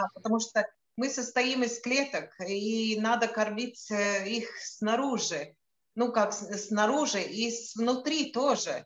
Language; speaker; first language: Russian; non-native, local second language; Latvian